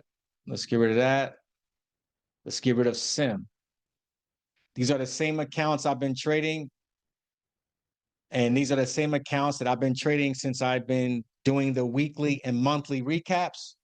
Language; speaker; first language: English; native; English